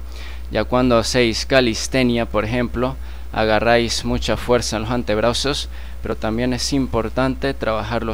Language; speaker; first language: Spanish; native; Spanish